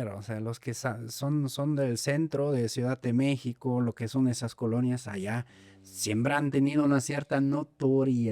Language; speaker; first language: Spanish; non-native, fluent; German